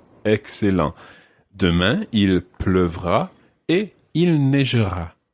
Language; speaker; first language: French; non-native, fluent; English